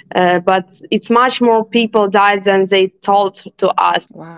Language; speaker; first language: English; non-native, learner; Ukrainian